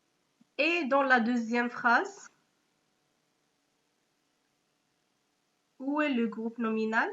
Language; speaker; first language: French; non-native, local second language; Arabic